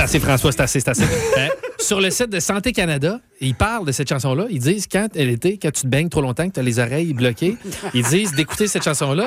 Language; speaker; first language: French; native; French